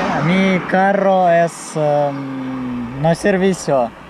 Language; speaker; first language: Spanish; non-native, learner; Russian